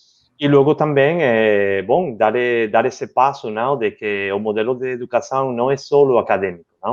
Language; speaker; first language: Portuguese; non-native, learner; Spanish